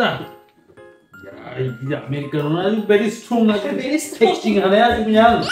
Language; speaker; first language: Korean; native; Korean